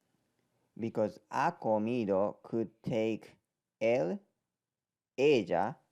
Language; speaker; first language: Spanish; non-native, learner; Japanese